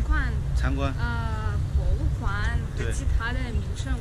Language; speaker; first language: Chinese; non-native, fluent; Russian